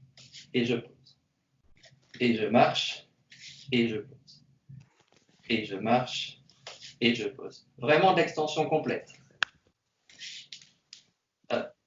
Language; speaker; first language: French; native; French